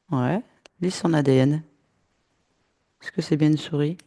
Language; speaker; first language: French; native; French